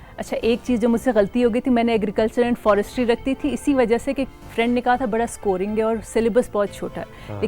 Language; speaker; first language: Urdu; non-native, local second language; Khowar